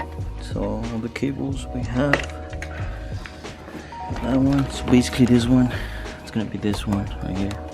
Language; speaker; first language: English; native; English